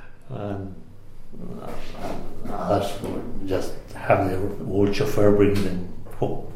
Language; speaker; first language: English; non-native, fluent; Spanish